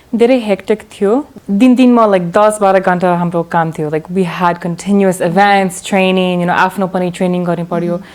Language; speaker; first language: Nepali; early bilingual, heritage; English